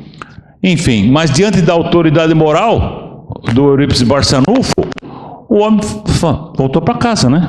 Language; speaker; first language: Portuguese; native; Portuguese